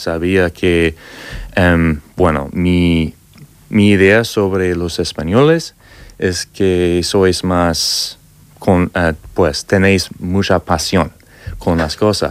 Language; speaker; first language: Spanish; non-native, learner; English